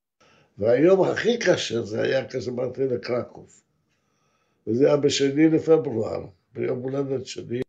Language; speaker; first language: Hebrew; non-native, fluent; Polish